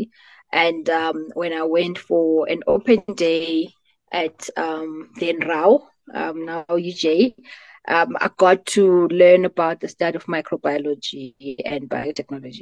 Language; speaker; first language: English; non-native, local second language; Xhosa